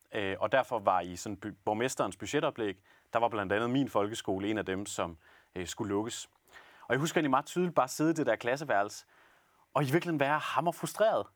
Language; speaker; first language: Danish; native; Danish